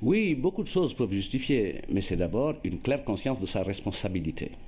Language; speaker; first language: French; non-native, local second language; Wolof